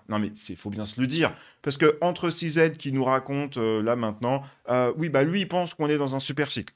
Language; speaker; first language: French; native; French